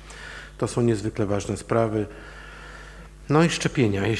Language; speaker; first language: Polish; native; Polish